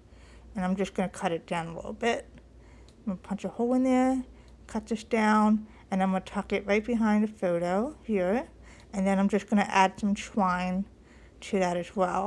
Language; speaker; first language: English; native; English